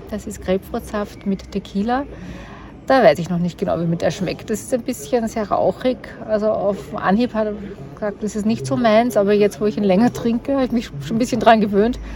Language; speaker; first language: German; native; German